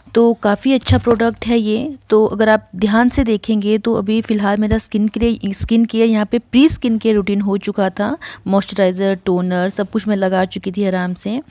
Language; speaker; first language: Hindi; native; Hindi